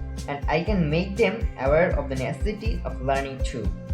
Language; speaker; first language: English; non-native, local second language; Bangla